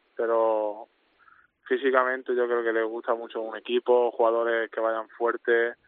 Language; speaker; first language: Spanish; native; Spanish